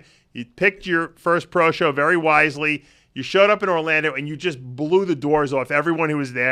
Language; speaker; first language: English; native; English